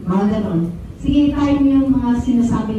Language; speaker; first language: Filipino; native; Filipino